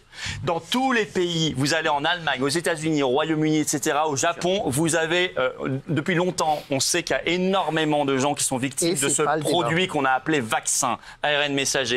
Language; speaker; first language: French; native; French